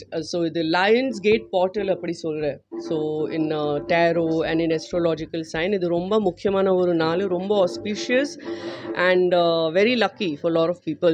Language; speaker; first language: Tamil; non-native, learner; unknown